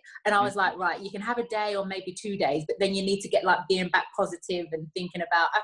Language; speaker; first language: English; native; English